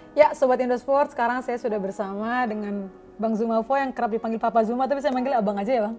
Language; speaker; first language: Indonesian; native; Indonesian